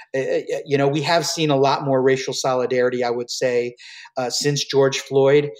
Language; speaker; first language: English; early bilingual, other home language; Hindi